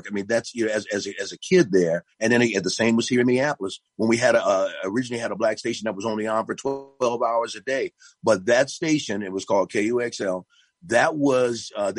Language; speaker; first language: English; native; English